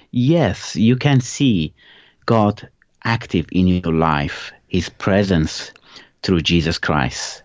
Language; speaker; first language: English; non-native, fluent; Persian